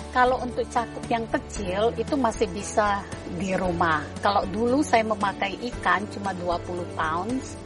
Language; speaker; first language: Indonesian; native; Indonesian